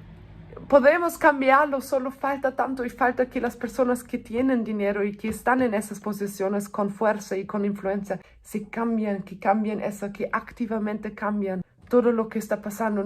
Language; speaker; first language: Spanish; non-native, fluent; German